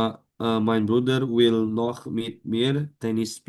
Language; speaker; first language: German; non-native, learner; Indonesian